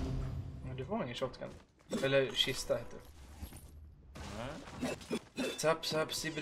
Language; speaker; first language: Swedish; native; Swedish